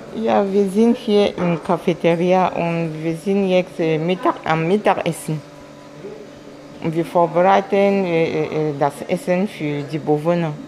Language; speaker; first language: German; non-native, learner; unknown